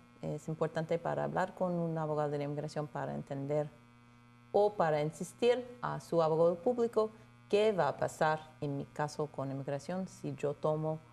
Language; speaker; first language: Spanish; non-native, fluent; English